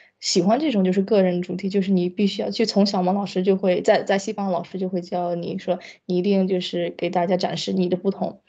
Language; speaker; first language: Chinese; early bilingual, heritage; Chinese